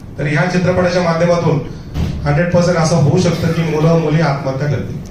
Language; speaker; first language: Marathi; non-native, local second language; Urdu